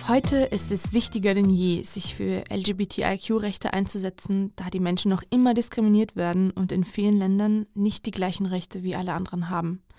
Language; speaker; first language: German; early bilingual, other home language; Georgian